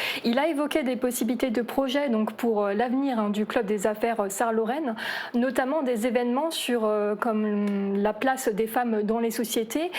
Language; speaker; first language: French; native; French